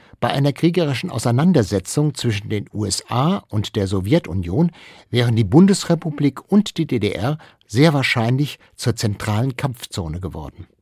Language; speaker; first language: German; native; German